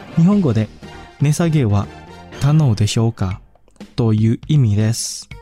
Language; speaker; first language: Japanese; non-native, fluent; Indonesian